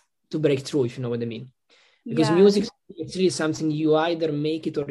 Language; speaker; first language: English; non-native, fluent; Italian